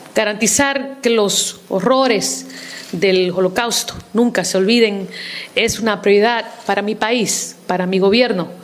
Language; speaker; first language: Spanish; early bilingual, heritage; Spanish